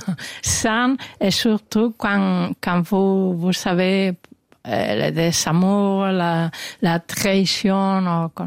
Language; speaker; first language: French; non-native, learner; Spanish